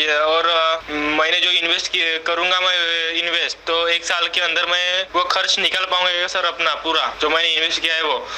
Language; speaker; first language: Hindi; non-native, local second language; Marathi